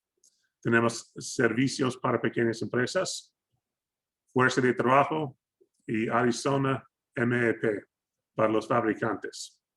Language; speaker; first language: Spanish; non-native, fluent; English